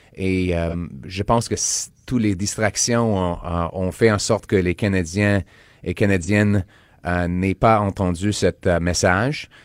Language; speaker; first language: French; non-native, local second language; English